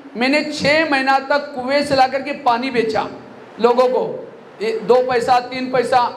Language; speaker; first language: Hindi; non-native, local second language; Marathi